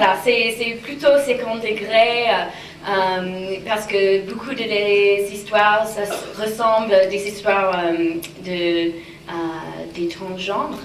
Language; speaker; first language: French; non-native, fluent; English